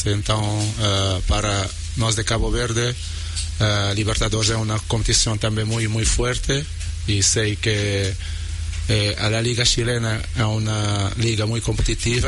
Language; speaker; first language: Spanish; non-native, learner; Portuguese